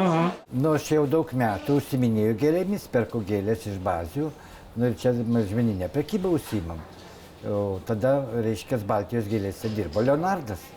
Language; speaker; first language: Lithuanian; native; Lithuanian